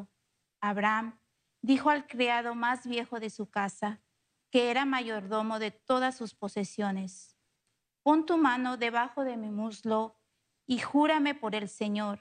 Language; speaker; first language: Spanish; native; Spanish